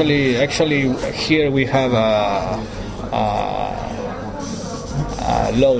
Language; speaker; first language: English; non-native, learner; Spanish